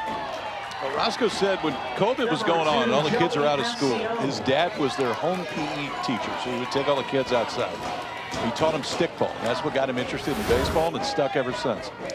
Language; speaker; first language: English; native; English